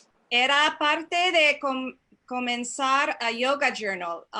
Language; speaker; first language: Spanish; non-native, learner; English